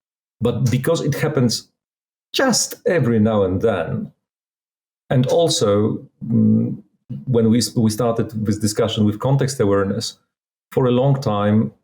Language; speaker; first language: English; non-native, fluent; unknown